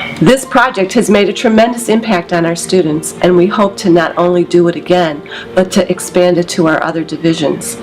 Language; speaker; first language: English; native; English